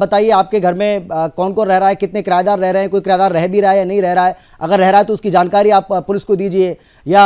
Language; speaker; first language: Hindi; native; Hindi